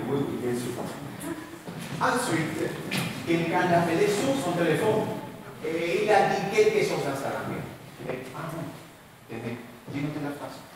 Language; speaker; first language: French; non-native, learner; Spanish